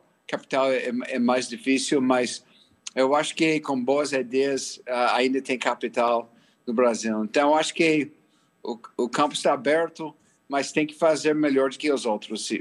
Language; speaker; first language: Portuguese; non-native, fluent; English